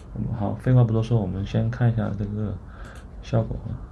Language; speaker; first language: Chinese; native; Chinese